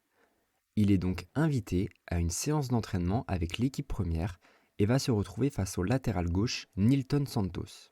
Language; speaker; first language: French; native; French